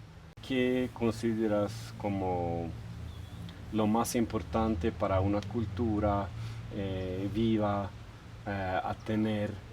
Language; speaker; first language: Spanish; non-native, fluent; Swedish